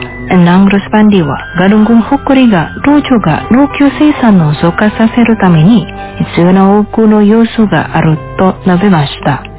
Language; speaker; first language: Japanese; non-native, fluent; Indonesian